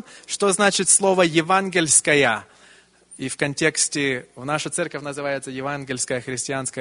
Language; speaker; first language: Russian; early bilingual, heritage; Russian